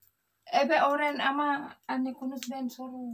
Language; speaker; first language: Turkish; non-native, learner; Indonesian